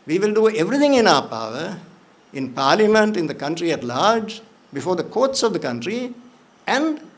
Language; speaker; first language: English; non-native, local second language; Sinhala